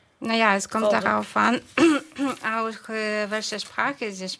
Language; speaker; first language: German; non-native, fluent; Ukrainian